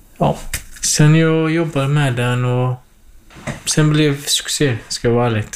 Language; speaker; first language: Swedish; non-native, fluent; Kurdish